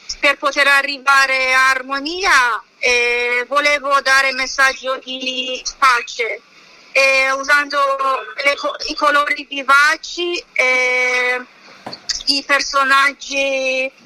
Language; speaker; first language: Italian; non-native, learner; Persian